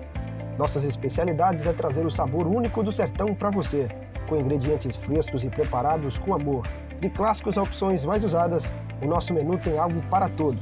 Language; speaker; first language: Portuguese; native; Portuguese